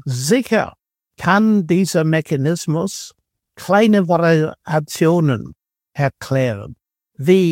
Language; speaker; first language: German; non-native, fluent; English